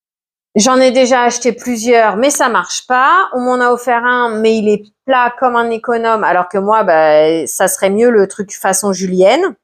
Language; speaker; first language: French; native; French